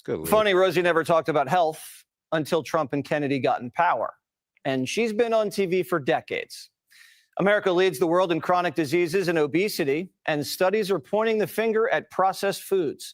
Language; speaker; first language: English; native; English